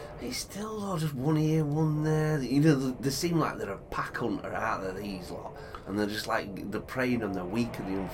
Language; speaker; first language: English; native; English